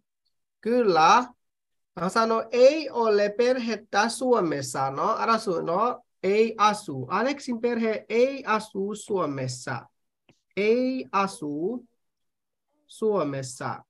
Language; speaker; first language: Finnish; non-native, fluent; Burmese